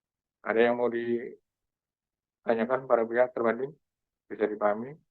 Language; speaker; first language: Indonesian; native; Indonesian